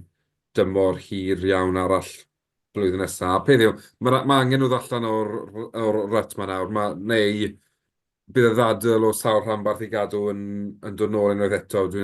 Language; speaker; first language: Welsh; native; Welsh